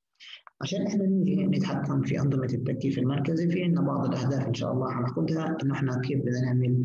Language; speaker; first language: Arabic; native; Arabic